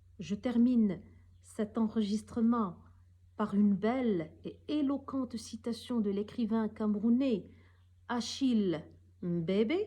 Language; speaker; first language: French; non-native, local second language; Arabic